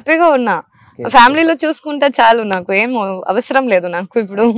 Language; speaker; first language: Telugu; non-native, local second language; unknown